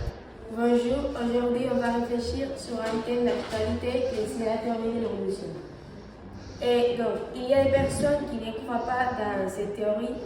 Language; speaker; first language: French; non-native, learner; Spanish